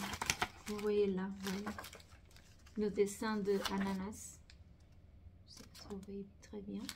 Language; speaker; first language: French; non-native, fluent; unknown